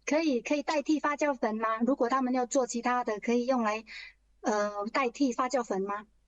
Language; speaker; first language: Chinese; early bilingual, heritage; Chinese